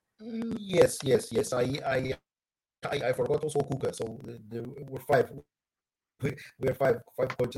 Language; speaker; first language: English; non-native, learner; Portuguese